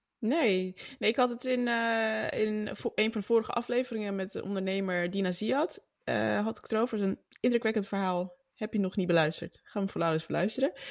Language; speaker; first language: Dutch; native; Dutch